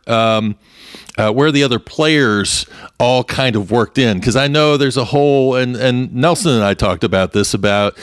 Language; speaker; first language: English; native; English